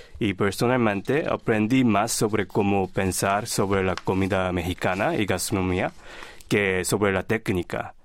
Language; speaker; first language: Spanish; non-native, fluent; Korean